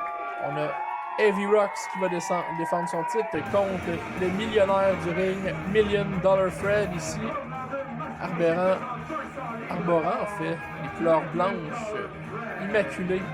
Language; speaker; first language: French; native; French